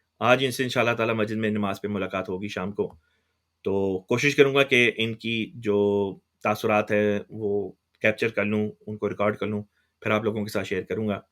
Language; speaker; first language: Urdu; native; Urdu